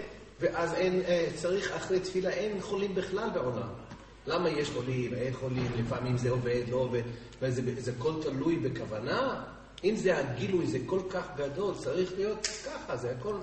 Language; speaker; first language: Hebrew; non-native, learner; English